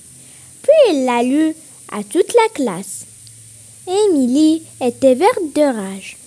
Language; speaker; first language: French; non-native, local second language; Arabic